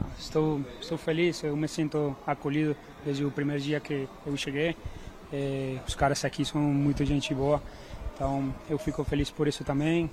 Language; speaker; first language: Portuguese; non-native, learner; Spanish